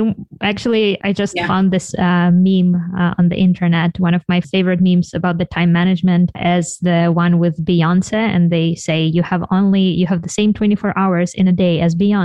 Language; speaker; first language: English; non-native, fluent; Ukrainian